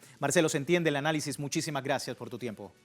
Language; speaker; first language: Spanish; native; Spanish